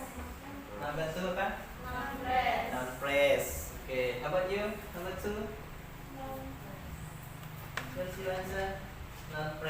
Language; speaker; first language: English; non-native, learner; Indonesian